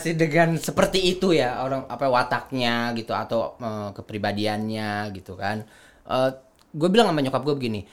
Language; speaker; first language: Indonesian; native; Indonesian